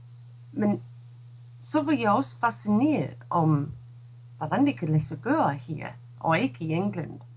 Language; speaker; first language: Danish; non-native, fluent; English